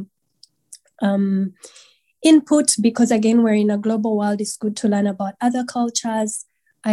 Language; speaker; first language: English; non-native, local second language; Nyankole